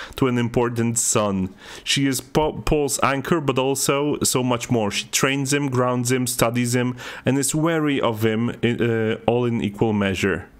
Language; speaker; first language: English; non-native, fluent; Polish